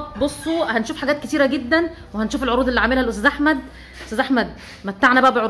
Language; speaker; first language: Arabic; native; Arabic